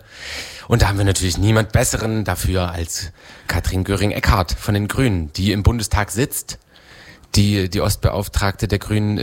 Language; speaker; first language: German; native; German